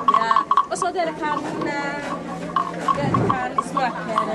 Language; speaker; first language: Norwegian; non-native, learner; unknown